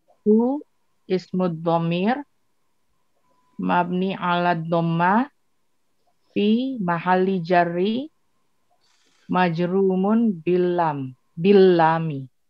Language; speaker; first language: Arabic; non-native, learner; Indonesian